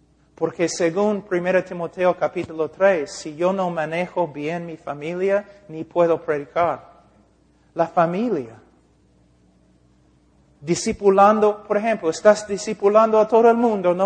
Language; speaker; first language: Spanish; non-native, fluent; English